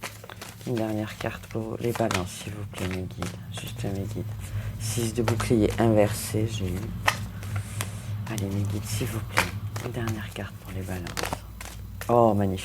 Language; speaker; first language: French; native; French